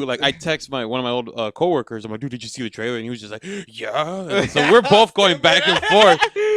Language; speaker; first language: English; native; English